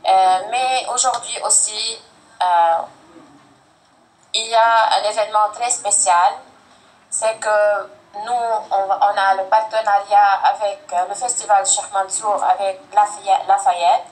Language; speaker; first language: French; non-native, fluent; Arabic